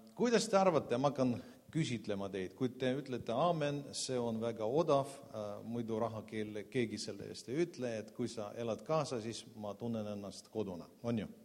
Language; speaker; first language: Estonian; non-native, local second language; Russian